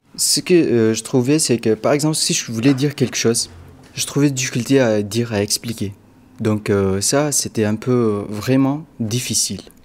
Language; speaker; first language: French; non-native, fluent; Arabic